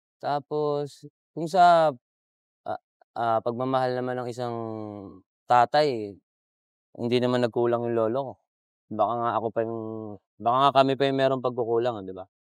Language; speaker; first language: Filipino; native; Filipino